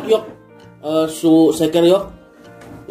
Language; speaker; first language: Turkish; non-native, learner; Indonesian